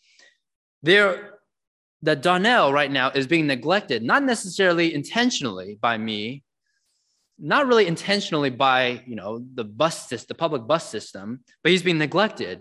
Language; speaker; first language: English; native; English